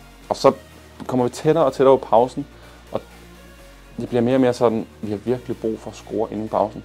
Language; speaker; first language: Danish; native; Danish